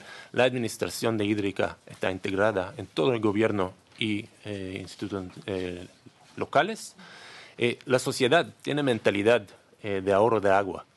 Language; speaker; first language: Spanish; non-native, learner; Hebrew